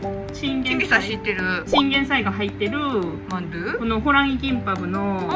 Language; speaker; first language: Japanese; non-native, fluent; Korean